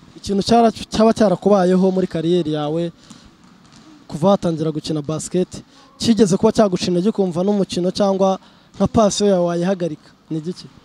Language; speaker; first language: Kinyarwanda; native; Kinyarwanda